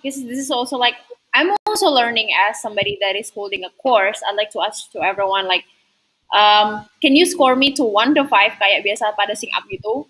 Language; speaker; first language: English; non-native, fluent; Indonesian